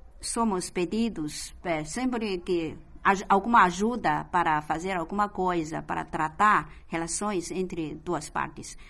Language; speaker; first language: Portuguese; non-native, fluent; Chinese